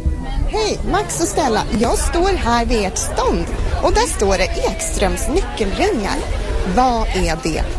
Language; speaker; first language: Swedish; native; Swedish